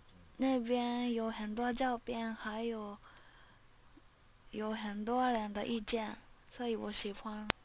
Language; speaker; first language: Chinese; non-native, learner; Japanese